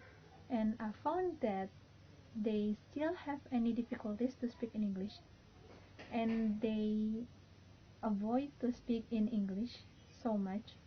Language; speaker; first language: English; non-native, learner; Indonesian